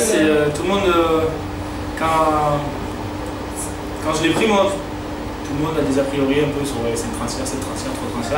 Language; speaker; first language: French; native; French